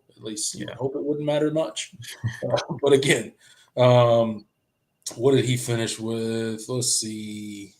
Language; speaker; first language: English; native; English